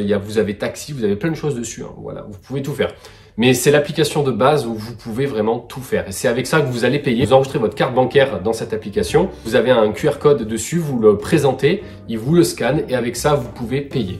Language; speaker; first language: French; native; French